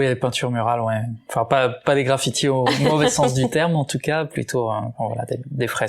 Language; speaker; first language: French; native; French